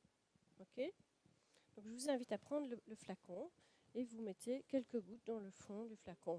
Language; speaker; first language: French; native; French